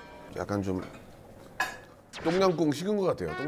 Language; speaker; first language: Korean; native; Korean